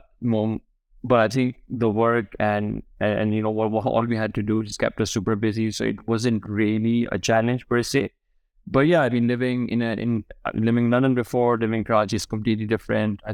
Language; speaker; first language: English; non-native, local second language; Urdu